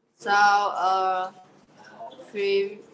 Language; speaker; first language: English; non-native, learner; Vietnamese